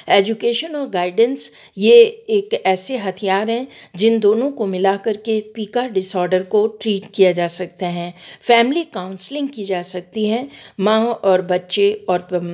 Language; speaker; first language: Hindi; native; Hindi